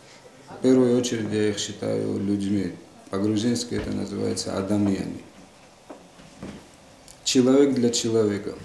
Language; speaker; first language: Russian; non-native, fluent; Georgian